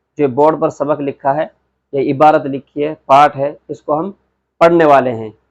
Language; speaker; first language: Hindi; native; Hindi